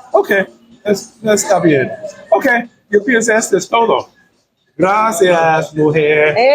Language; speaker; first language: Spanish; non-native, learner; English